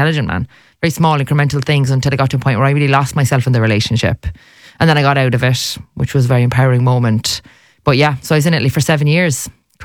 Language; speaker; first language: English; native; English